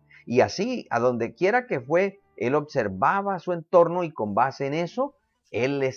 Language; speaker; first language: Spanish; native; Spanish